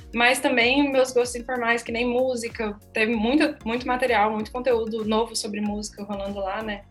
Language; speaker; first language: Portuguese; native; Portuguese